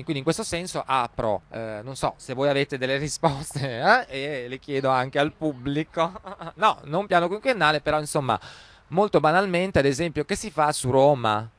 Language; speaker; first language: Italian; native; Italian